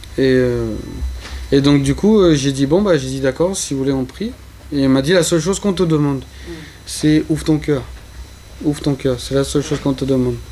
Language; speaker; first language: French; early bilingual, other home language; Spanish